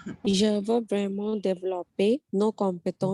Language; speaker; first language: French; non-native, learner; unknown